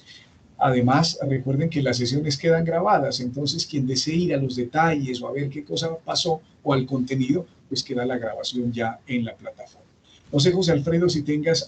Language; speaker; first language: Spanish; native; Spanish